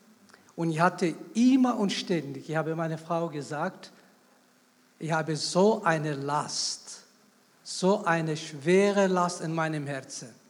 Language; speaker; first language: German; non-native, fluent; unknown